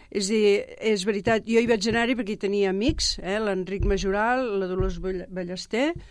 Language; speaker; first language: Catalan; native; Catalan